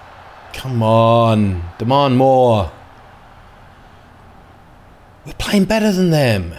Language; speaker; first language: English; native; English